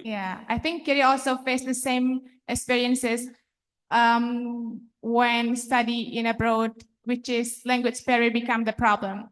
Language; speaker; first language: English; non-native, fluent; Indonesian